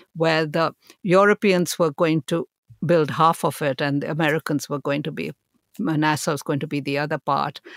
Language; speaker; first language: English; non-native, local second language; Hindi